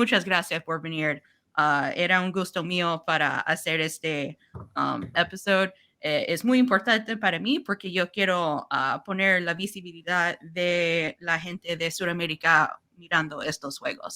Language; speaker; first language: Spanish; non-native, learner; English